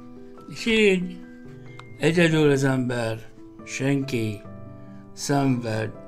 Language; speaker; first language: Hungarian; non-native, fluent; Arabic